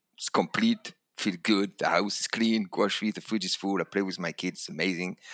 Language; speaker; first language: English; non-native, fluent; French